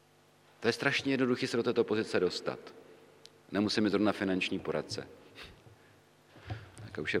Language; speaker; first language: Czech; native; Czech